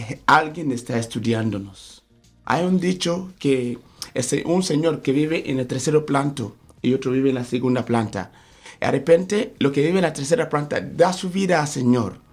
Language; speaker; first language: Spanish; non-native, fluent; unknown